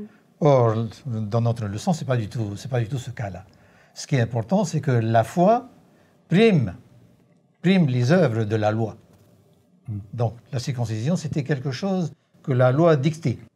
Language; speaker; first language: French; native; French